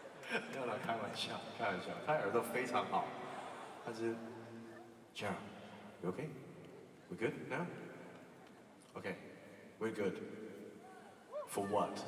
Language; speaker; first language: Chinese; non-native, local second language; Cantonese